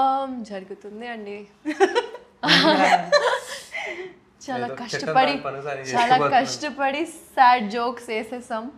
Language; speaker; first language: Telugu; non-native, local second language; Hindi